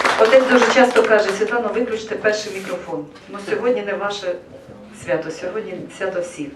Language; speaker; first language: Ukrainian; native; Ukrainian